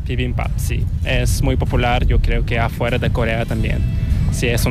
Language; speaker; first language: Spanish; non-native, fluent; Korean